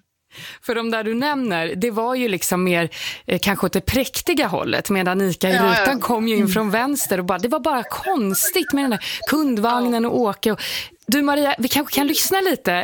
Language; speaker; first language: Swedish; native; Swedish